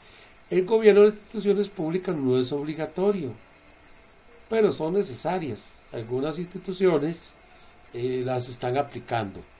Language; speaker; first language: Spanish; native; Spanish